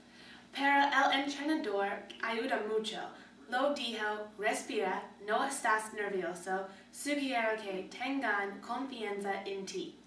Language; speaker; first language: Spanish; non-native, learner; English